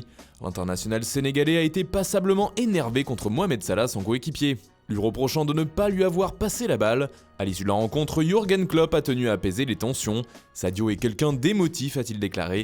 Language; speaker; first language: French; native; French